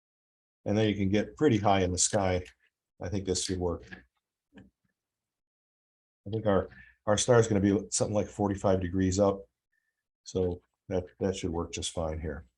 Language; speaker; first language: English; native; English